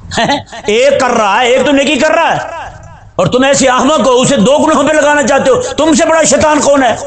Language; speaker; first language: Urdu; non-native, local second language; Punjabi